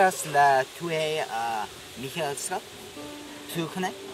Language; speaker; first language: French; non-native, learner; English